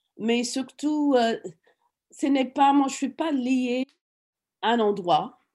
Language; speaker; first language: French; non-native, fluent; English